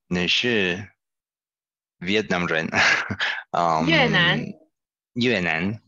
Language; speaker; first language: Chinese; non-native, learner; Spanish